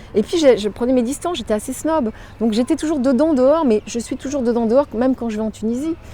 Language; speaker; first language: French; native; French